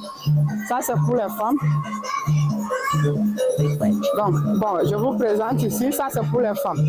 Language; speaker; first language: French; non-native, fluent; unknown